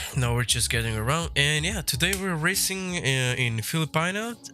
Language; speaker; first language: English; non-native, fluent; Slovenian